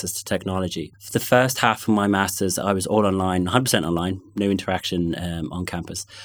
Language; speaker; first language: English; native; English